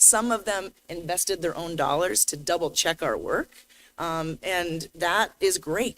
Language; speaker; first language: English; native; English